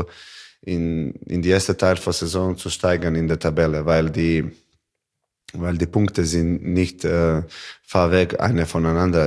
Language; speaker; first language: German; non-native, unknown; Serbian